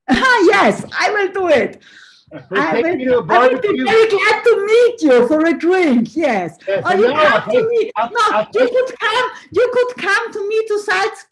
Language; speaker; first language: English; non-native, fluent; German